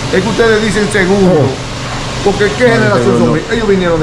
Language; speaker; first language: Spanish; native; Spanish